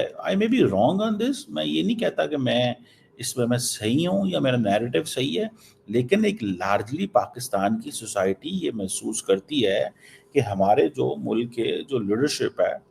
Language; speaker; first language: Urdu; non-native, local second language; Punjabi